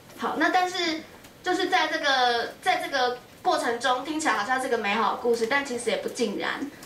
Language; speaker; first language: Chinese; native; Chinese